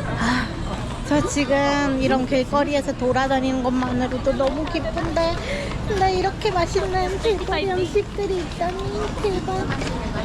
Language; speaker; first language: Korean; non-native, fluent; Urdu